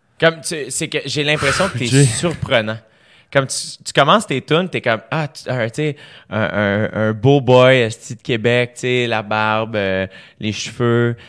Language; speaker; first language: French; native; French